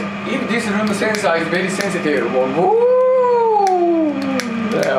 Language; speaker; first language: English; non-native, learner; Japanese